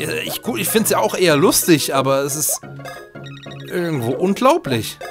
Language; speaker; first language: German; native; German